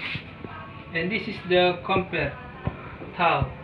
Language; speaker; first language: English; non-native, learner; Indonesian